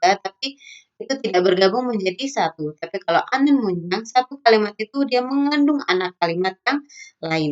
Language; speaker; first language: Indonesian; native; Indonesian